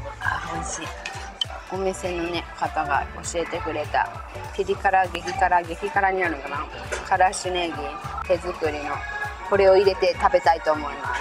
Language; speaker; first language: Japanese; native; Japanese